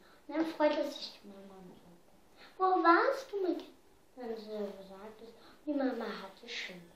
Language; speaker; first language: German; early bilingual, heritage; German